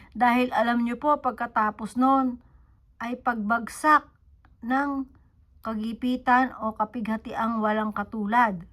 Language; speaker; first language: Filipino; native; Filipino